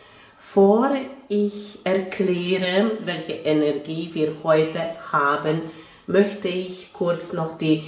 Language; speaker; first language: German; non-native, fluent; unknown